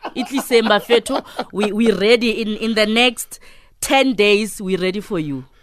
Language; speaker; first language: English; non-native, local second language; Southern Sotho